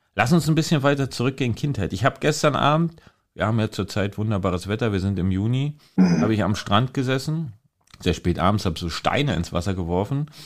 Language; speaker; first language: German; native; German